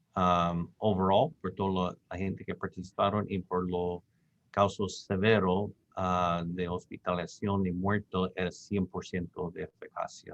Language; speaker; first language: Spanish; non-native, fluent; English